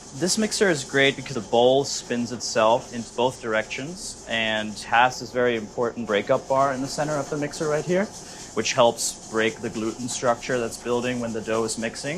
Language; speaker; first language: English; native; English